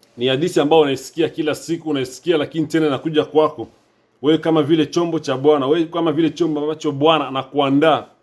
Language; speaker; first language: Swahili; native; Swahili